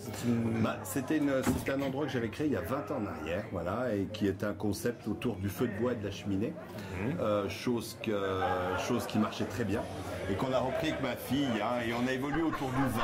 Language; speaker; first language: French; native; French